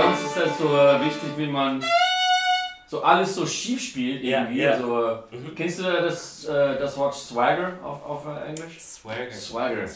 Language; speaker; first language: German; non-native, learner; English